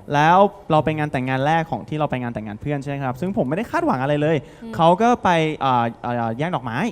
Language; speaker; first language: Thai; non-native, fluent; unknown